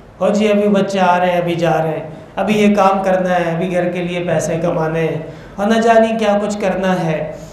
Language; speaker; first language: Urdu; non-native, local second language; Pashto